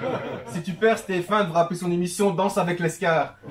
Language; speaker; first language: French; early bilingual, other home language; Turkish